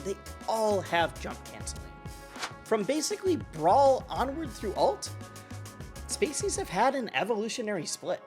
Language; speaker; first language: English; native; English